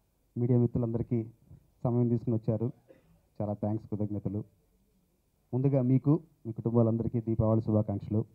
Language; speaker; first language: Telugu; native; Telugu